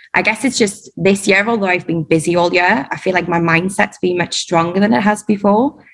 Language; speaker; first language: English; native; English